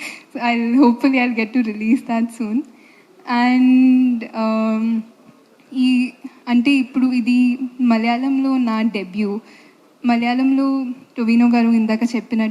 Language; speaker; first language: Telugu; non-native, fluent; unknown